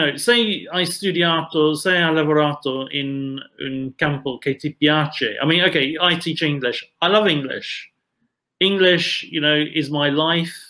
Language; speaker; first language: Italian; non-native, fluent; English